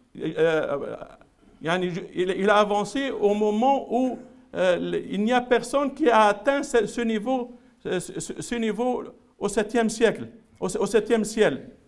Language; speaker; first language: French; non-native, local second language; Arabic